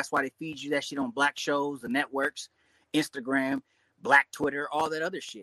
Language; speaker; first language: English; native; English